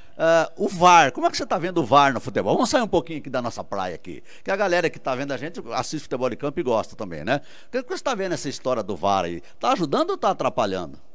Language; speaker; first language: Portuguese; native; Portuguese